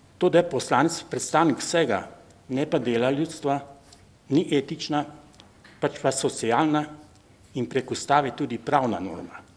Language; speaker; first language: Slovenian; native; Slovenian